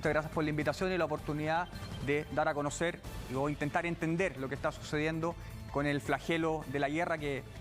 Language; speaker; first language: Spanish; native; Spanish